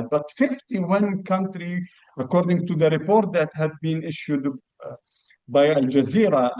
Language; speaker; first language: English; non-native, fluent; Arabic